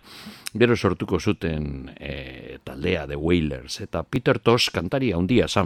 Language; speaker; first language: Basque; native; Basque